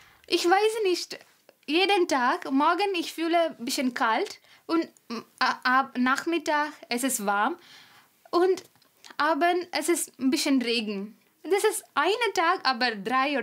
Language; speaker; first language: German; non-native, fluent; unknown